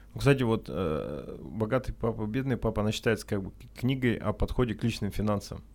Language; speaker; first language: Russian; native; Russian